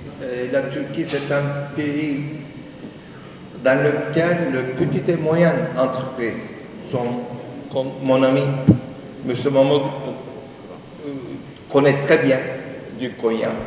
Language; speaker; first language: French; non-native, fluent; Turkish